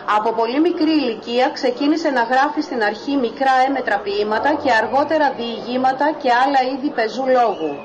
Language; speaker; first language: Greek; native; Greek